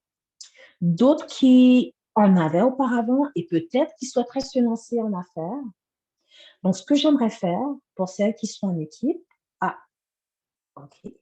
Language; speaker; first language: French; native; French